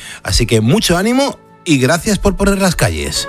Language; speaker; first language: Spanish; native; Spanish